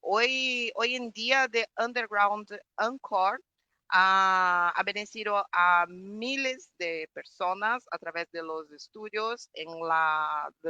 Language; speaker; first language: Spanish; non-native, fluent; Portuguese